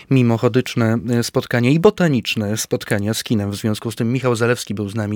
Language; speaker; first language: Polish; native; Polish